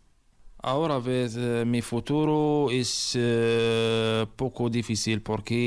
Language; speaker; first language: Spanish; non-native, learner; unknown